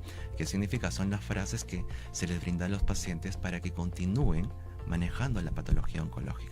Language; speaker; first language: Spanish; native; Spanish